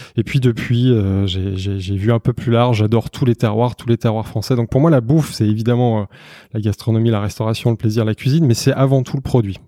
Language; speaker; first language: French; native; French